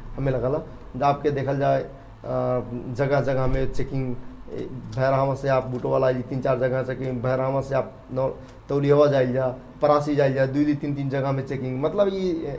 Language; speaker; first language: Bhojpuri; non-native, local second language; Dangaura Tharu